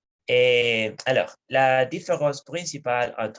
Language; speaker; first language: French; non-native, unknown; Spanish